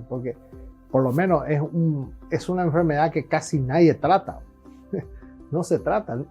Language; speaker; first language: Spanish; native; Spanish